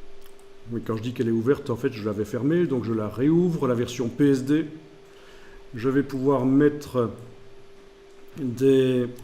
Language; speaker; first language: French; native; French